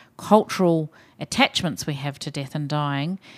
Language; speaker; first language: English; native; English